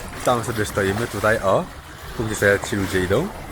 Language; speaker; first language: Polish; native; Polish